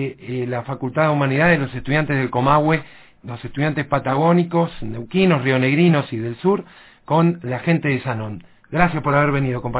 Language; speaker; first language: Spanish; native; Spanish